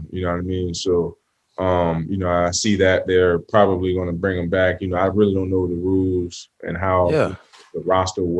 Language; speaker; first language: English; native; English